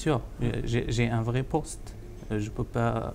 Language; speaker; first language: French; non-native, fluent; Arabic